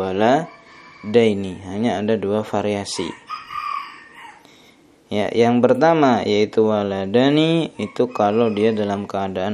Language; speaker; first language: Indonesian; native; Indonesian